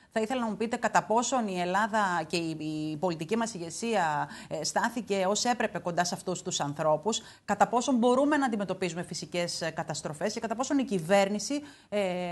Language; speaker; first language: Greek; native; Greek